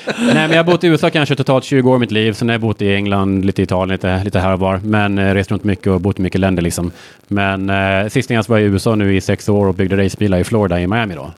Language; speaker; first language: Swedish; early bilingual, heritage; Swedish